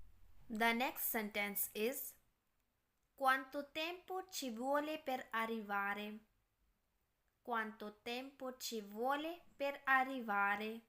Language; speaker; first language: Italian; non-native, learner; Urdu